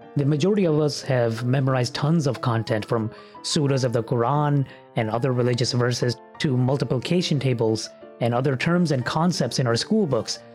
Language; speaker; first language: English; early bilingual, other home language; Punjabi